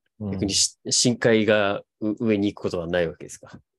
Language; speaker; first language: Japanese; native; Japanese